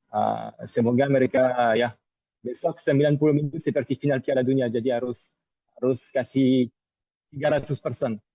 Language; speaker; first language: Indonesian; non-native, fluent; French